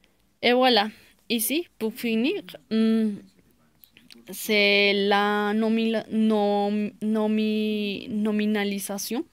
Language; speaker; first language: French; non-native, learner; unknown